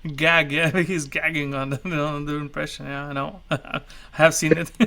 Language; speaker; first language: English; non-native, fluent; Lithuanian